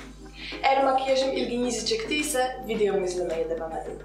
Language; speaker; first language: Turkish; non-native, fluent; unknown